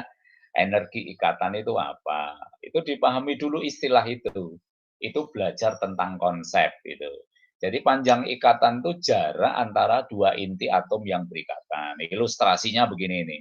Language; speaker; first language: Indonesian; native; Indonesian